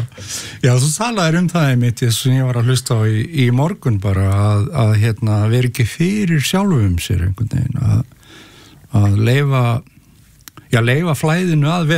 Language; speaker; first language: Icelandic; native; Icelandic